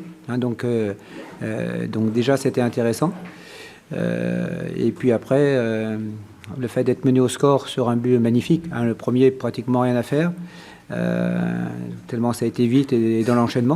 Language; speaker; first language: French; native; French